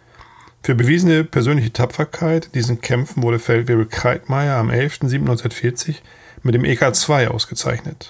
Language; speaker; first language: German; native; German